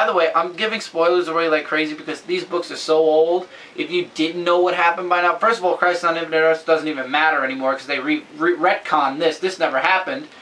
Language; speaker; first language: English; native; English